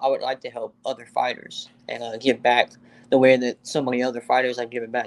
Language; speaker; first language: English; native; English